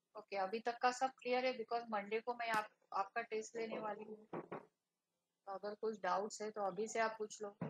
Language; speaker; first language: Hindi; non-native, local second language; Marathi